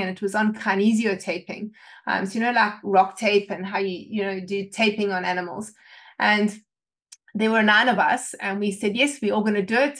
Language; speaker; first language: English; native; English